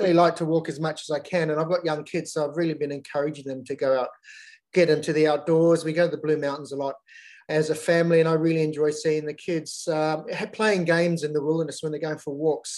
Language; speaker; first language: English; native; English